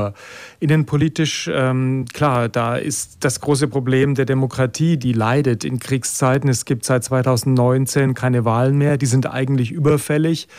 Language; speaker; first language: German; native; German